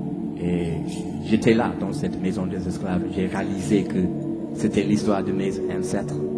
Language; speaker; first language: French; non-native, learner; English